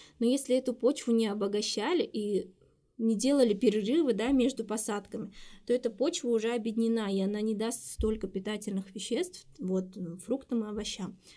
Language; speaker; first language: Russian; native; Russian